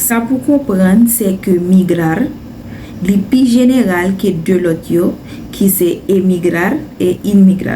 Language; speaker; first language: French; non-native, learner; Haitian Creole